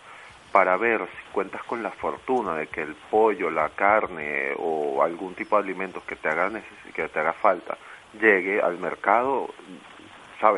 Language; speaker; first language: Spanish; native; Spanish